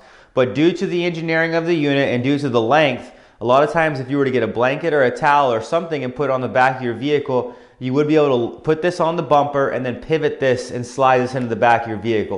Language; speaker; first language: English; native; English